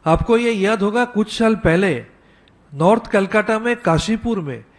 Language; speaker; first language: Hindi; non-native, local second language; Bangla